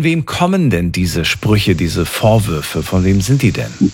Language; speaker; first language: German; native; German